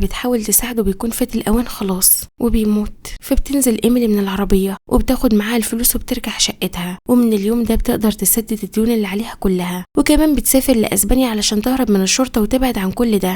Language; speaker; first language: Arabic; native; Arabic